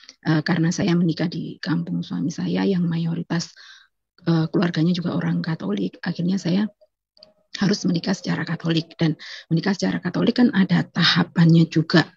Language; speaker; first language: Indonesian; native; Indonesian